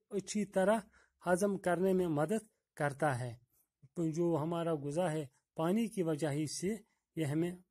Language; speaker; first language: Urdu; non-native, local second language; Kashmiri